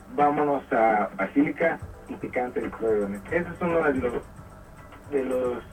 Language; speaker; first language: Spanish; native; Spanish